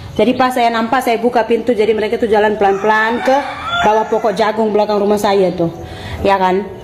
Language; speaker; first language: Indonesian; native; Indonesian